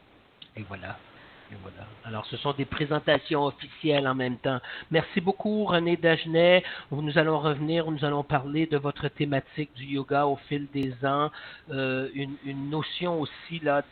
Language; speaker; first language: French; native; French